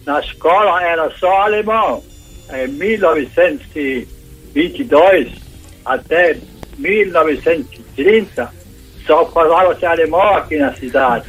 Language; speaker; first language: Portuguese; non-native, local second language; German